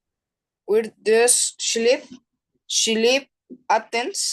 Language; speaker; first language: English; non-native, learner; Spanish